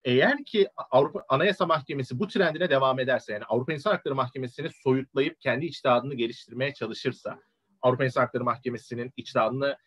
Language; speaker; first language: Turkish; native; Turkish